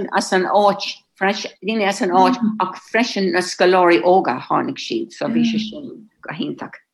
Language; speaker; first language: Irish; non-native, local second language; English